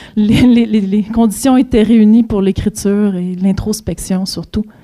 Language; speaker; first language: French; native; French